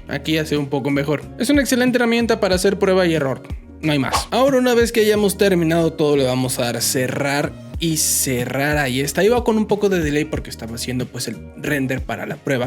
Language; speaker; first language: Spanish; native; Spanish